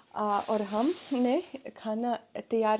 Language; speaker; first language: Hindi; non-native, fluent; Russian